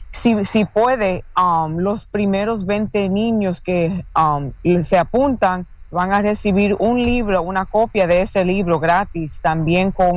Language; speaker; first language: Spanish; non-native, fluent; English